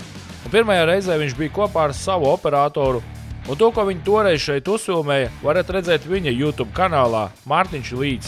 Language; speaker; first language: Latvian; native; Latvian